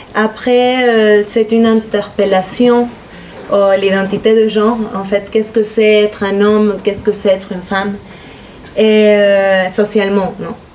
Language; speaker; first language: French; non-native, fluent; Spanish